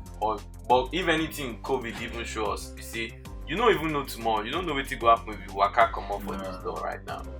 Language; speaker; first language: Nigerian Pidgin; non-native, local second language; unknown